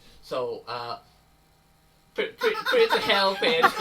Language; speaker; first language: English; non-native, learner; Japanese